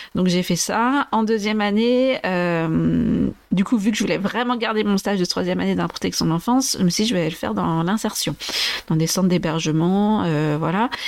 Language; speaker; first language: French; native; French